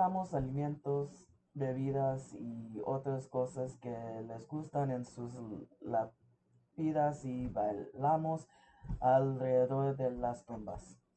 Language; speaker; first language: Spanish; early bilingual, heritage; English